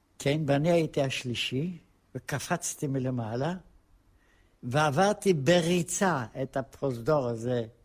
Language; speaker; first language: Hebrew; non-native, fluent; Polish